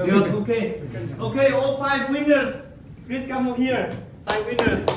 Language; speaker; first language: English; non-native, learner; Vietnamese